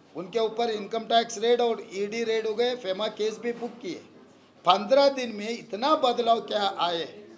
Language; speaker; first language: Hindi; non-native, local second language; Telugu